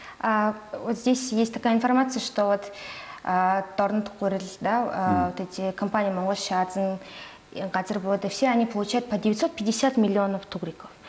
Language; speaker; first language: Russian; non-native, fluent; Mongolian